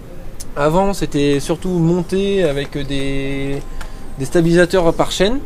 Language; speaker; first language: French; native; French